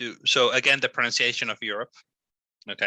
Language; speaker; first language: English; non-native, fluent; Spanish